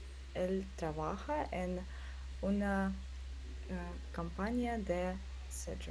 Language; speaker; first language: Spanish; non-native, learner; Russian